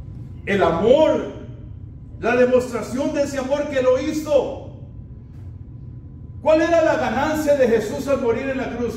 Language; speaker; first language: Spanish; native; Spanish